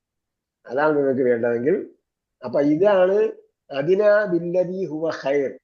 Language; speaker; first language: Malayalam; native; Malayalam